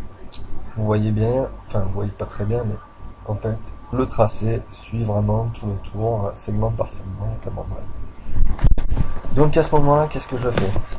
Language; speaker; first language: French; native; French